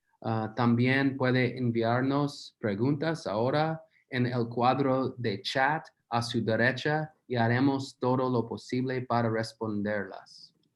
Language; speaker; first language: Spanish; non-native, learner; English